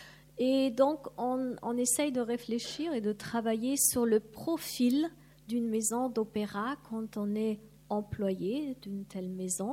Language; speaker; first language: French; non-native, fluent; German